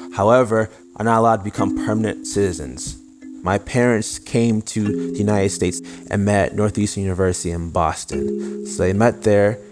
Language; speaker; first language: English; early bilingual, other home language; Yoruba